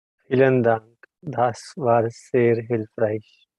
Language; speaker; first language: German; non-native, learner; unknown